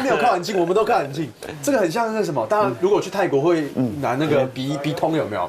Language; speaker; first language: Chinese; native; Chinese